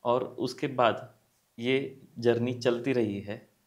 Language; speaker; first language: Hindi; non-native, local second language; Marathi